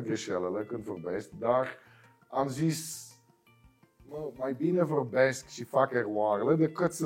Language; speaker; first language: Romanian; non-native, learner; Dutch